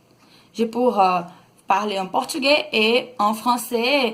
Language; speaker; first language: French; non-native, learner; Portuguese